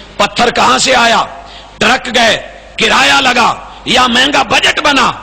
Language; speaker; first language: Urdu; non-native, local second language; Punjabi